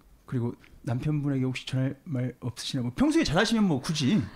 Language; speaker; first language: Korean; native; Korean